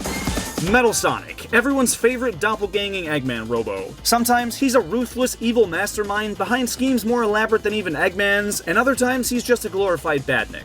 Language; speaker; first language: English; native; English